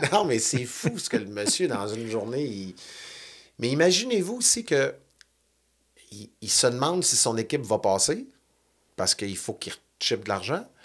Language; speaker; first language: French; native; French